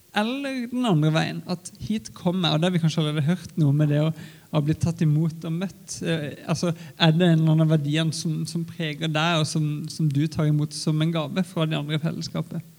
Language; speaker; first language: Norwegian; native; Norwegian